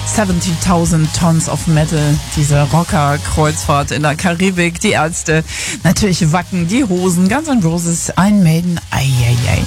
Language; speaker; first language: German; native; German